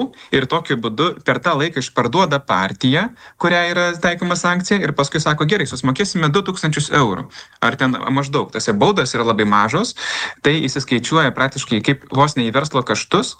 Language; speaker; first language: Lithuanian; native; Lithuanian